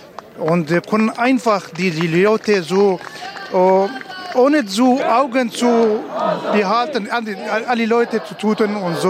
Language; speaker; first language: German; non-native, learner; Kurdish